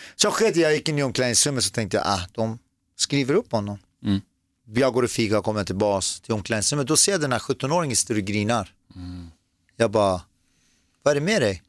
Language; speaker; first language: Swedish; early bilingual, other home language; Persian